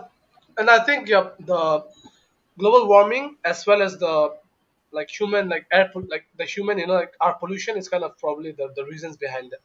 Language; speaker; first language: English; non-native, local second language; Bangla